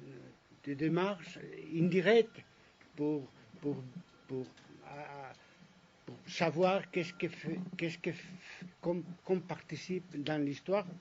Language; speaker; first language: French; non-native, fluent; Spanish